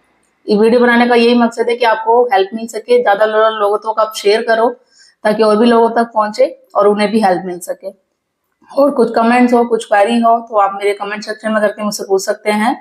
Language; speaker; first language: Hindi; native; Hindi